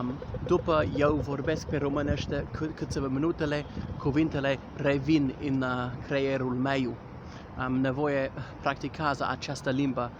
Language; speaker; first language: Romanian; non-native, learner; English